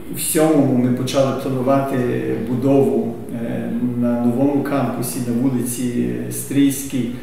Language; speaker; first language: Ukrainian; early bilingual, heritage; Ukrainian